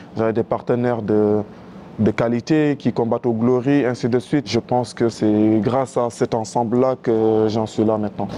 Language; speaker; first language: French; non-native, local second language; Wolof